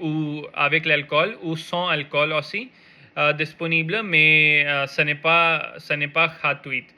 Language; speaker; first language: French; non-native, learner; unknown